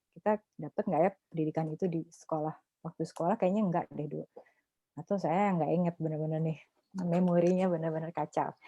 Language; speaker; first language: Indonesian; native; Indonesian